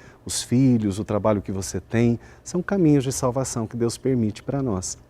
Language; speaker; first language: Portuguese; native; Portuguese